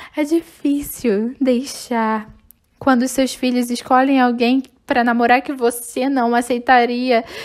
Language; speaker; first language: Portuguese; non-native, fluent; English